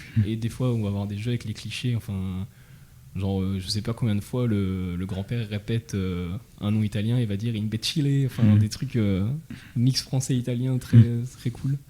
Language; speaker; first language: French; native; French